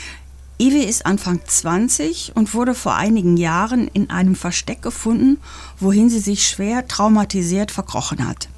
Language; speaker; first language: German; native; German